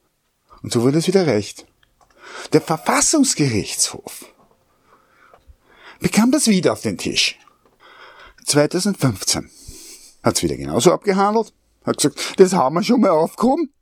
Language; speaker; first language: German; native; German